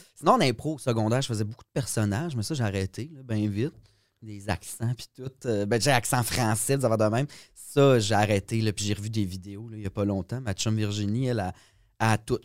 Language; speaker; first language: French; native; French